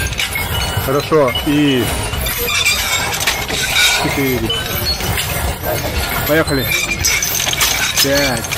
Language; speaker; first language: Russian; native; Russian